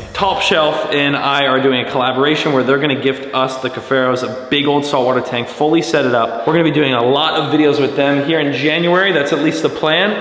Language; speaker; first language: English; native; English